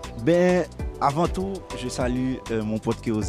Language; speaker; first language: French; non-native, local second language; Haitian Creole